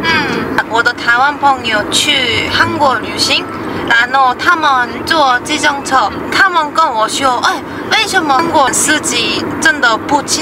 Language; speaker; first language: Chinese; non-native, fluent; Korean